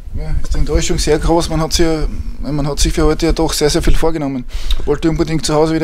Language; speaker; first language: German; native; German